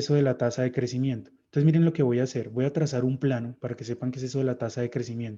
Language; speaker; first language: Spanish; native; Spanish